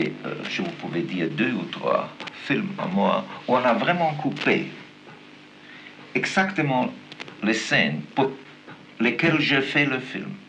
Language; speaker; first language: French; non-native, fluent; German